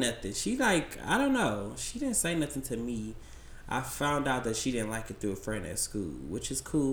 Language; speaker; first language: English; native; English